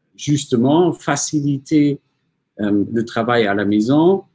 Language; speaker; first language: French; non-native, fluent; German